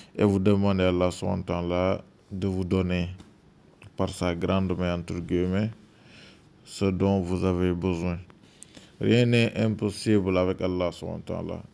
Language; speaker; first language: French; non-native, local second language; Wolof